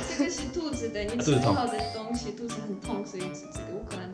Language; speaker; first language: Chinese; non-native, learner; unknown